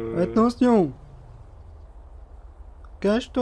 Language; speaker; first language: French; native; French